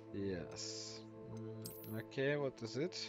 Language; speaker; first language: English; non-native, learner; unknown